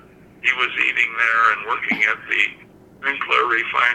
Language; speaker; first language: English; native; English